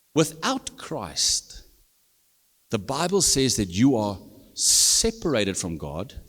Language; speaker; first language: English; non-native, local second language; Afrikaans